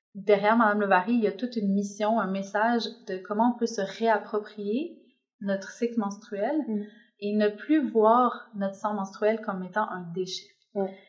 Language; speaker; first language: French; native; French